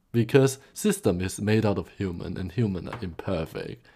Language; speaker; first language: English; non-native, local second language; Cantonese